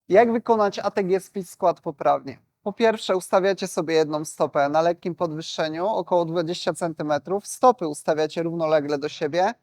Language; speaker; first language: Polish; native; Polish